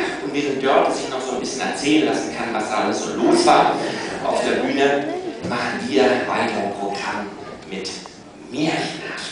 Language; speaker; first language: German; native; German